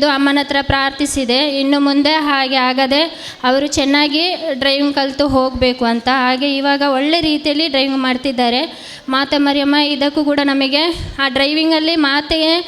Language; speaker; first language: Kannada; non-native, local second language; Konkani